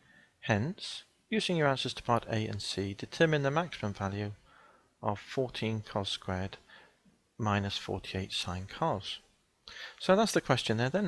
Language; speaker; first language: English; native; English